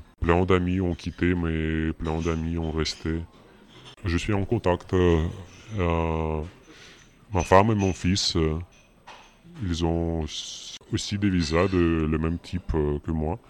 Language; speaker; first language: French; non-native, learner; Russian